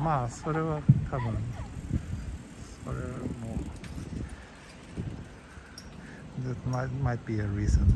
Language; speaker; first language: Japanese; non-native, fluent; Swedish